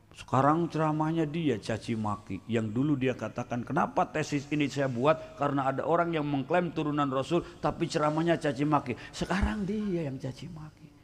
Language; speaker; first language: Indonesian; non-native, local second language; Sundanese